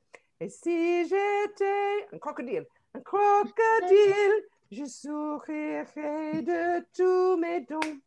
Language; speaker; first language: French; non-native, fluent; English